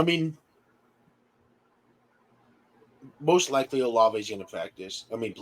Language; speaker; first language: English; native; English